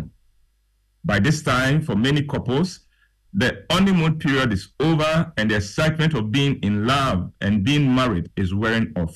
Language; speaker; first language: English; non-native, local second language; Akan